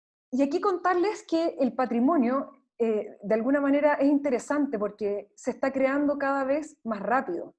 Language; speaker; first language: Spanish; native; Spanish